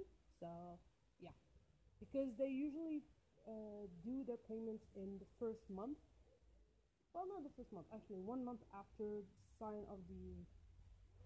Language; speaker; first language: English; non-native, fluent; Arabic